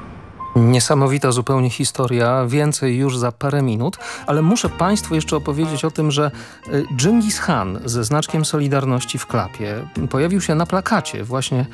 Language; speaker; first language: Polish; native; Polish